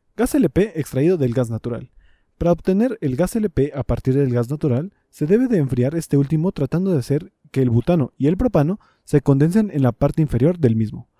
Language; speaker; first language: Spanish; native; Spanish